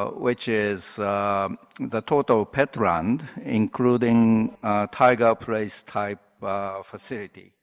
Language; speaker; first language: English; non-native, fluent; Japanese